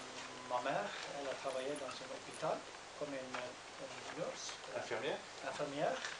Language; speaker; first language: French; non-native, learner; Norwegian